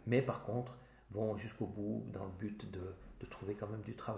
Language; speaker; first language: French; native; French